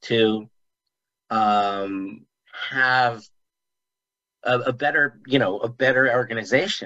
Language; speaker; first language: English; native; English